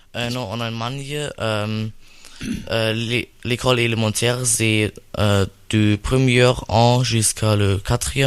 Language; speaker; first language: French; non-native, learner; German